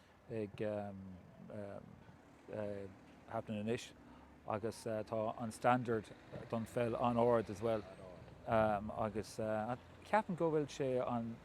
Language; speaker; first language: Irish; non-native, local second language; English